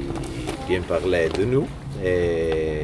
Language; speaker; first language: French; non-native, fluent; Italian